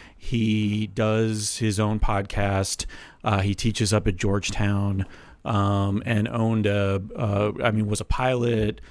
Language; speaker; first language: English; native; English